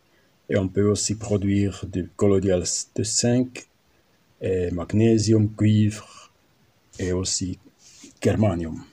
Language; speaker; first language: French; non-native, learner; German